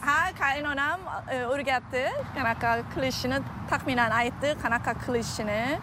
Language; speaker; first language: Uzbek; non-native, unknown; Korean